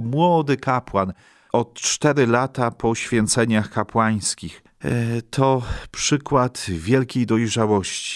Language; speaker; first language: Polish; native; Polish